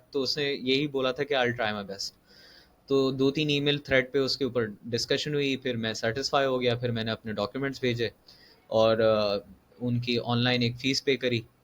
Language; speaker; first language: Urdu; native; Urdu